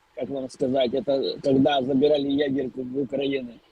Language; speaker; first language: Russian; non-native, local second language; Ukrainian